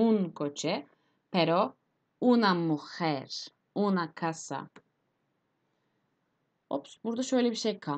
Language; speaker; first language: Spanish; non-native, fluent; Turkish